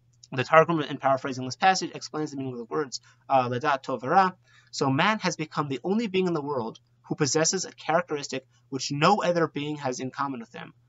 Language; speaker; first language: English; native; English